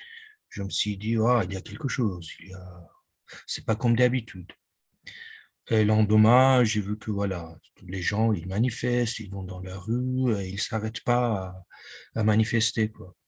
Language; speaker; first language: French; non-native, fluent; Persian